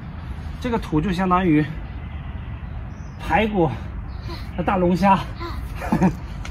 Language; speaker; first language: Chinese; native; Chinese